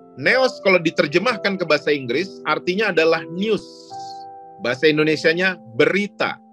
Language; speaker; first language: Indonesian; native; Indonesian